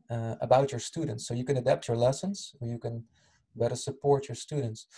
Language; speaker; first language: English; non-native, fluent; Dutch